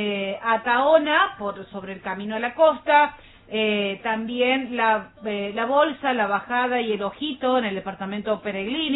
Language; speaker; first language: Spanish; native; Spanish